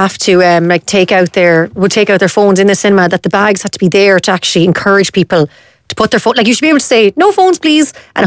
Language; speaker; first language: English; native; English